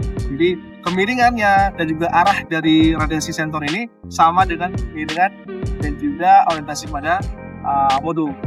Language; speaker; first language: Indonesian; native; Indonesian